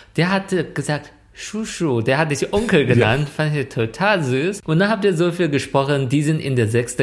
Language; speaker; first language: German; non-native, fluent; Chinese